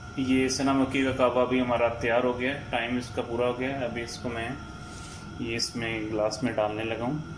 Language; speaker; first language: Urdu; non-native, local second language; Punjabi